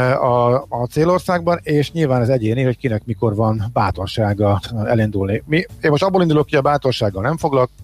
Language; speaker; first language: Hungarian; native; Hungarian